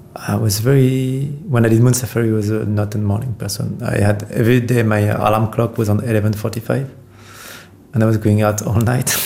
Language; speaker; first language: English; non-native, fluent; French